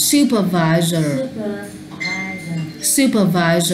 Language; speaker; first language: English; non-native, learner; Vietnamese